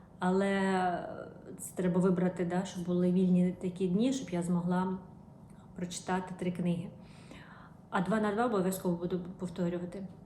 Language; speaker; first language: Ukrainian; non-native, local second language; Russian